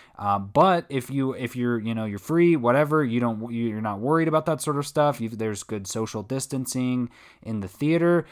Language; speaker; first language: English; native; English